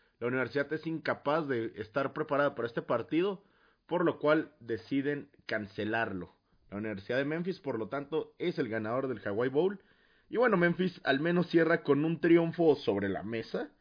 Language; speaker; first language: Spanish; native; Spanish